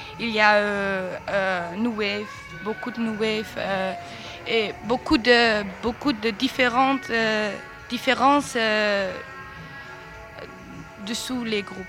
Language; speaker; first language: French; non-native, learner; Dutch